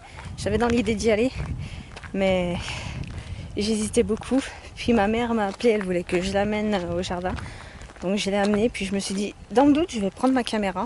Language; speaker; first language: French; native; French